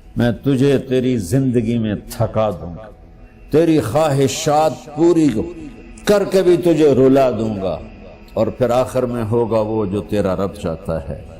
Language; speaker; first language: Urdu; non-native, local second language; Punjabi